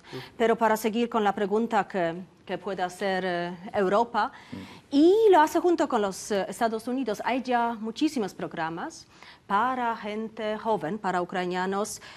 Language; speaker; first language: Spanish; non-native, fluent; Polish